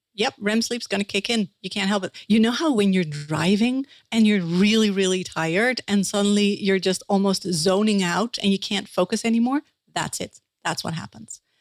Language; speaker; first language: English; non-native, fluent; Dutch